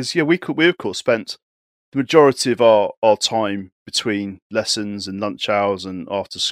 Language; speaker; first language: English; native; English